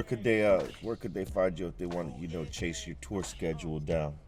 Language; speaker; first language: English; native; English